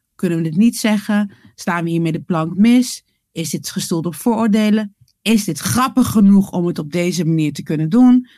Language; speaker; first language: Dutch; native; Dutch